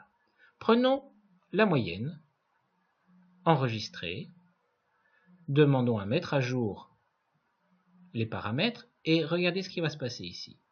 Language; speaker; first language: French; native; French